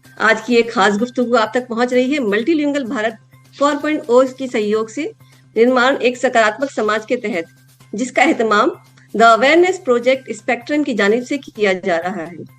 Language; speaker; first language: Urdu; native; Urdu